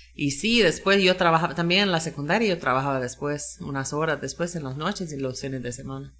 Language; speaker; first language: Spanish; non-native, fluent; English